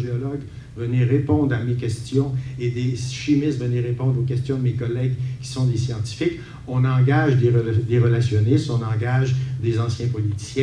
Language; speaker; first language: French; native; French